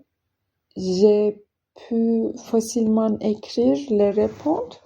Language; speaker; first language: French; non-native, learner; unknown